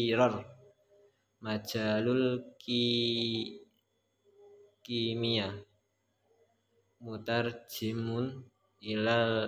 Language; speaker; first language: Arabic; non-native, learner; Indonesian